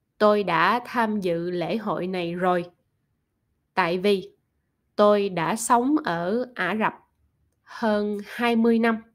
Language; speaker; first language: Vietnamese; non-native, learner; German